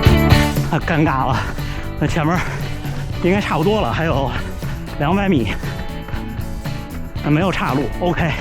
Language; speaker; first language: Chinese; native; Chinese